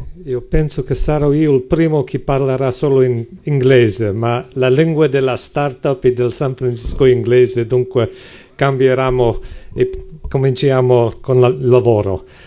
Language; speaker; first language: Italian; non-native, learner; English